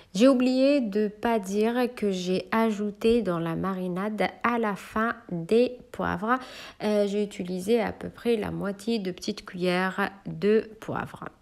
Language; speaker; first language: French; non-native, local second language; Arabic